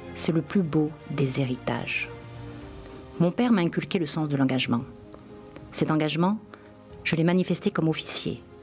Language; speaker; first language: French; native; French